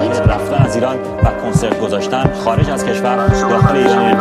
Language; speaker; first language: Persian; native; Persian